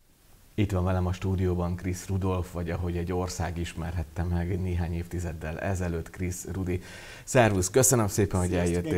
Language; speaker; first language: Hungarian; native; Hungarian